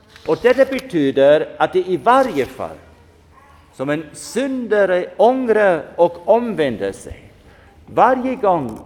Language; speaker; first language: Swedish; non-native, fluent; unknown